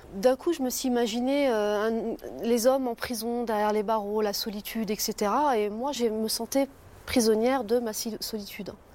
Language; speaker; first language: French; early bilingual, other home language; Kurdish